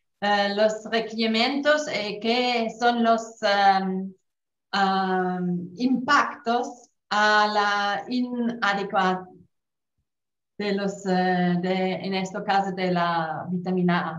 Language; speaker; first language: Spanish; non-native, fluent; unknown